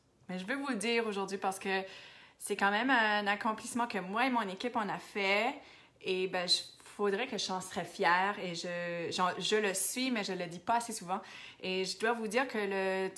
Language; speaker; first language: French; native; French